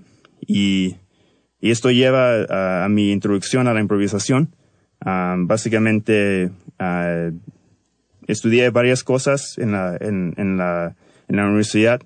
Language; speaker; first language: Spanish; early bilingual, heritage; Spanish